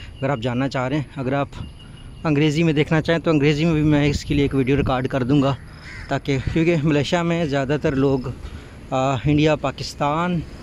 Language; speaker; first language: Urdu; non-native, local second language; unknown